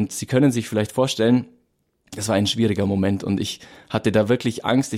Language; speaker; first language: German; native; German